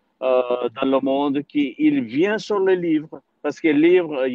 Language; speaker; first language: French; non-native, learner; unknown